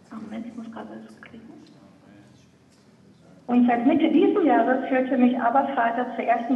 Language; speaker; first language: German; native; German